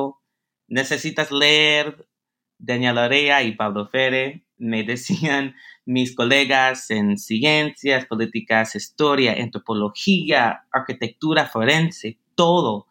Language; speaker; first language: Spanish; non-native, fluent; English